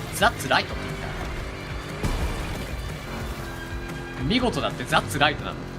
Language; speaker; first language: Japanese; native; Japanese